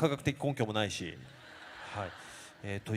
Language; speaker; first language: Japanese; native; Japanese